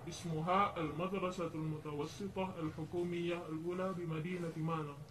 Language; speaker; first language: Arabic; non-native, learner; Indonesian